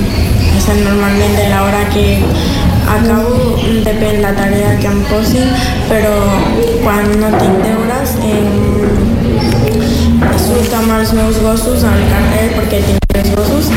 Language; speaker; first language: Catalan; non-native, fluent; Spanish